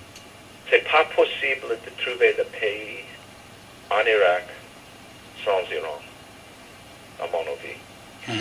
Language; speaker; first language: French; non-native, fluent; English